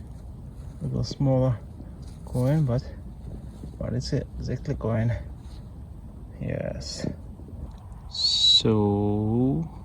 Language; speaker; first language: English; non-native, learner; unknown